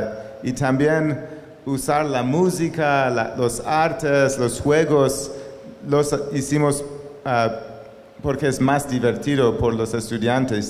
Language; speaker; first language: Spanish; non-native, learner; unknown